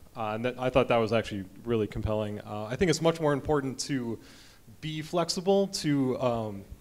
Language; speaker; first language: English; native; English